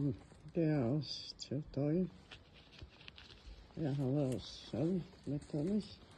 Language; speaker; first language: Danish; non-native, learner; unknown